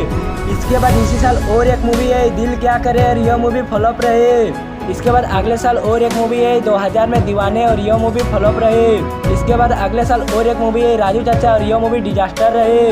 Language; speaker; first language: Hindi; non-native, local second language; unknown